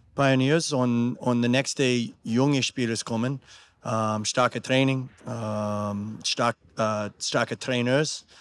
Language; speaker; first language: German; non-native, learner; English